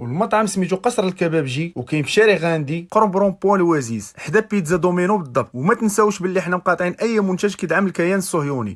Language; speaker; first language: Arabic; native; Arabic